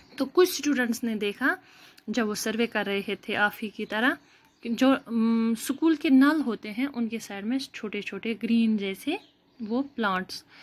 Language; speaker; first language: Urdu; non-native, local second language; Kashmiri